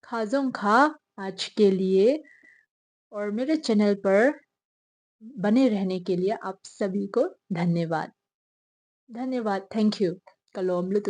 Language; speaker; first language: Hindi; non-native, local second language; Mizo